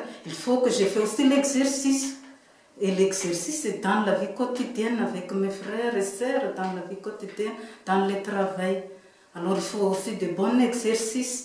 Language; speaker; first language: French; non-native, local second language; Malagasy